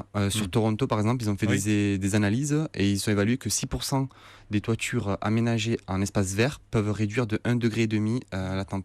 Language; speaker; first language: French; native; French